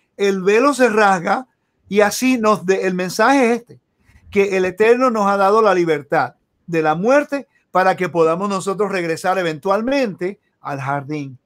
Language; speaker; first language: Spanish; early bilingual, heritage; Spanish